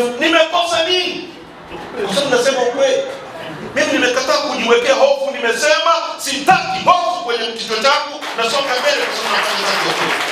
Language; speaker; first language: Swahili; native; Swahili